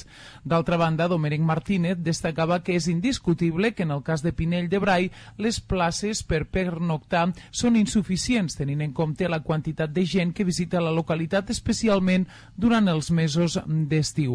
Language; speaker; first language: Catalan; native; Catalan